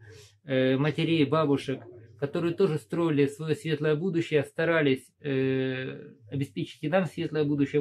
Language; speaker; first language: Russian; native; Russian